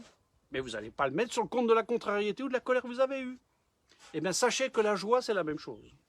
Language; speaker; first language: French; native; French